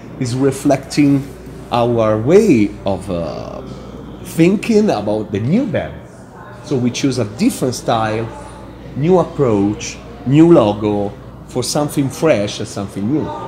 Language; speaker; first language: English; non-native, fluent; Italian